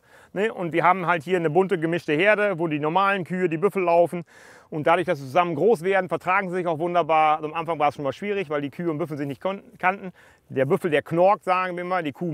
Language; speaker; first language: German; native; German